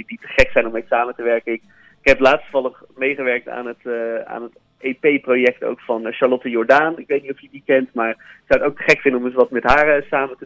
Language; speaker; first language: Dutch; native; Dutch